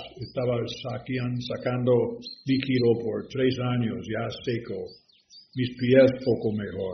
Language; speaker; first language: Spanish; non-native, learner; English